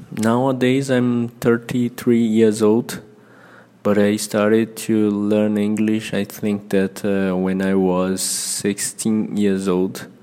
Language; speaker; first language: English; non-native, fluent; Portuguese